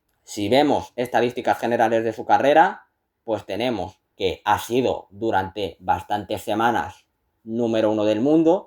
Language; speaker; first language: Spanish; native; Spanish